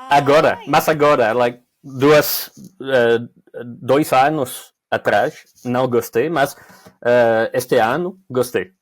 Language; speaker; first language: Portuguese; non-native, learner; French